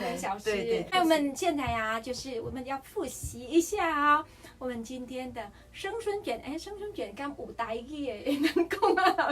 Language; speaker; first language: Chinese; non-native, fluent; Vietnamese